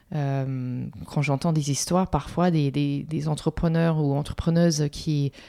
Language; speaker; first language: French; non-native, fluent; English